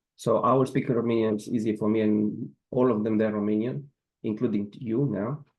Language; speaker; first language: English; non-native, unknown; Romanian